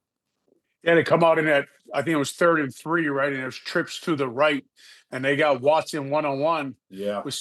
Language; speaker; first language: English; native; English